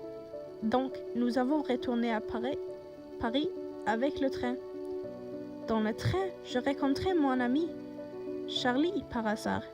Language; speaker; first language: French; non-native, learner; Norwegian